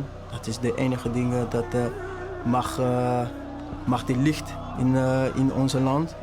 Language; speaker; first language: Dutch; non-native, learner; French